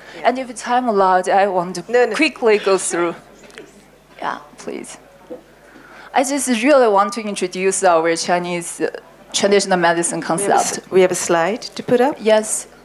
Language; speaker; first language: English; non-native, learner; Chinese